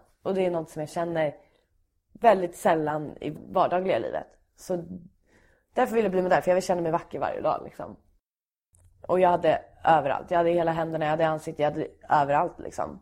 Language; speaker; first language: Swedish; native; Swedish